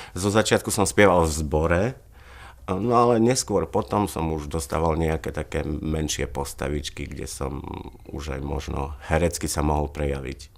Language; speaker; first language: Slovak; native; Slovak